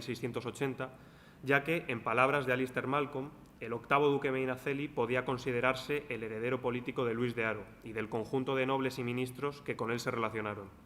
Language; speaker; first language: Spanish; native; Spanish